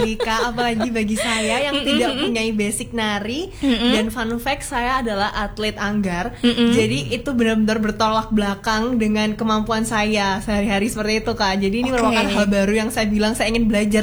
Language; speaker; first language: Indonesian; native; Indonesian